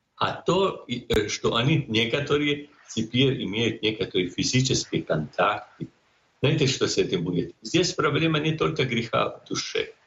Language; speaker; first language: Russian; non-native, fluent; Croatian